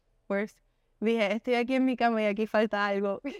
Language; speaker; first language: Spanish; native; Spanish